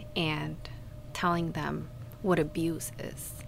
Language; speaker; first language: English; non-native, fluent; Spanish